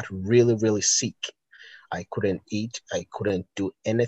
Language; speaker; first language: English; non-native, local second language; Ganda